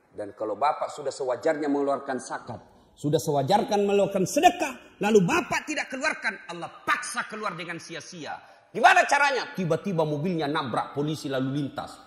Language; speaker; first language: Indonesian; non-native, local second language; Buginese